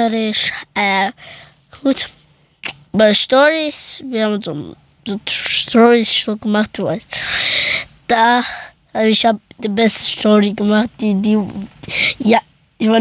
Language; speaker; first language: German; early bilingual, other home language; Persian